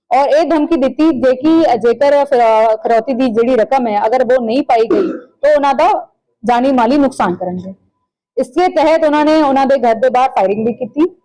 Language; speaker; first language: Hindi; non-native, local second language; Punjabi